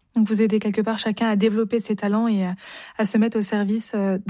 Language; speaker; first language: French; native; French